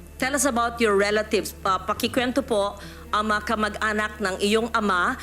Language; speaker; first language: Filipino; native; Filipino